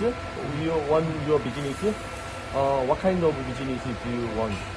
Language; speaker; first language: English; non-native, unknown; Korean